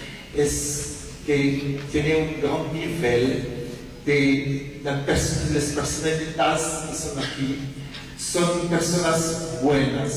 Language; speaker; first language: Spanish; non-native, fluent; French